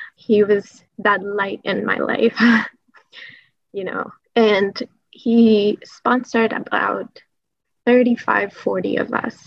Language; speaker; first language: English; early bilingual, other home language; Persian